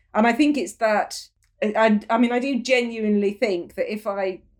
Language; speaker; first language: English; native; English